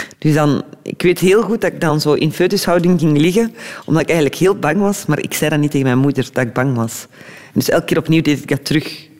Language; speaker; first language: Dutch; early bilingual, other home language; Turkish